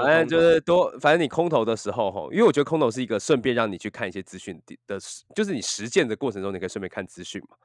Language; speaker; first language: Chinese; native; Chinese